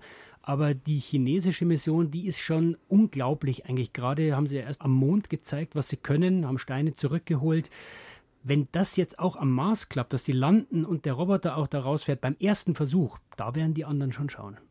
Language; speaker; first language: German; native; German